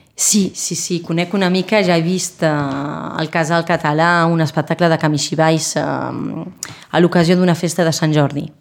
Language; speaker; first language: Catalan; non-native, local second language; Spanish